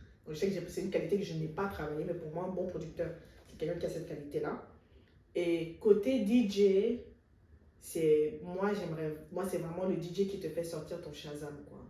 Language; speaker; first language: French; native; French